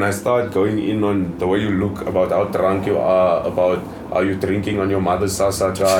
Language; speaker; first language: English; native; English